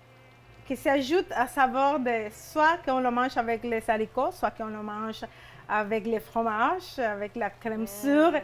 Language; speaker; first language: French; non-native, fluent; Spanish